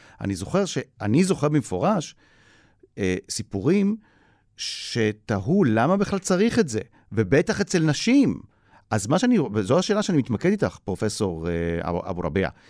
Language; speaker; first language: Hebrew; native; Hebrew